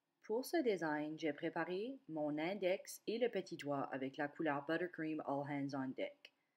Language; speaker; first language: French; native; French